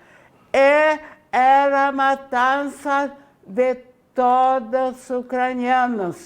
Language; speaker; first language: Portuguese; non-native, fluent; Ukrainian